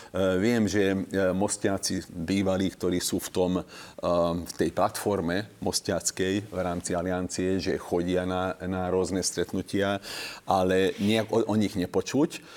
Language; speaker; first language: Slovak; non-native, local second language; Hungarian